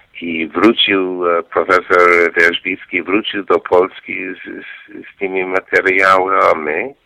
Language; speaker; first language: Polish; non-native, learner; English